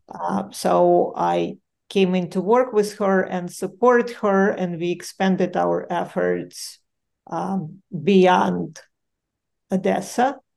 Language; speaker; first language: English; non-native, fluent; Ukrainian